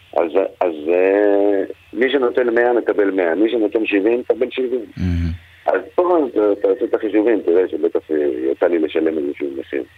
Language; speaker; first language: Hebrew; native; Hebrew